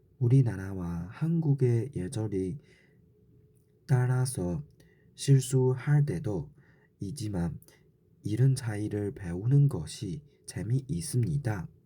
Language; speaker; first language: Korean; non-native, learner; Chinese